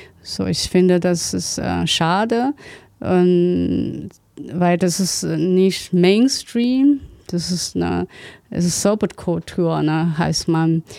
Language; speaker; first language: German; non-native, learner; Chinese